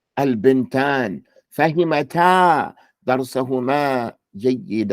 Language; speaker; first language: Arabic; non-native, fluent; English